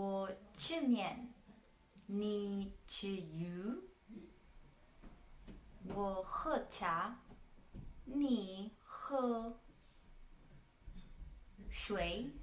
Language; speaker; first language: Chinese; non-native, learner; English